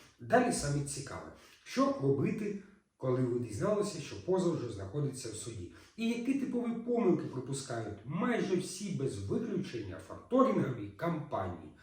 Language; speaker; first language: Ukrainian; native; Ukrainian